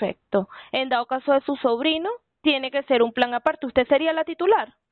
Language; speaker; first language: Spanish; native; Spanish